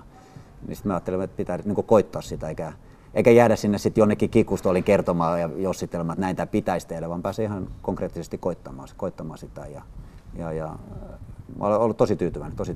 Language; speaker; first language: Finnish; early bilingual, other home language; Swedish